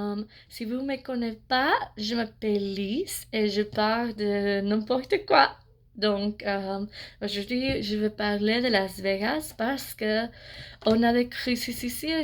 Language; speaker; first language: French; non-native, fluent; English